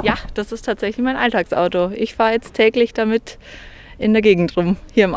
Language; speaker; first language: German; native; German